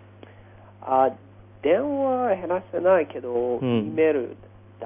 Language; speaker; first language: Japanese; non-native, learner; English